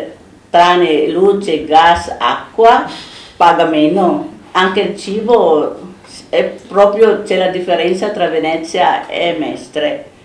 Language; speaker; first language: Italian; non-native, fluent; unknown